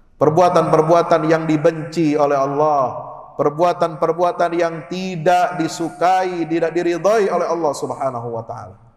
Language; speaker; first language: Malay; native; Malay